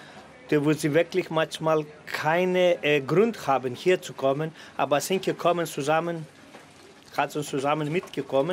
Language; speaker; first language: German; non-native, learner; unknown